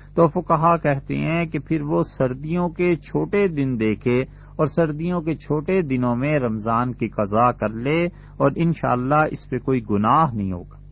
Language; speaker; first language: Urdu; non-native, local second language; Punjabi